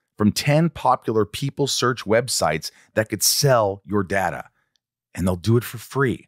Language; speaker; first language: English; native; English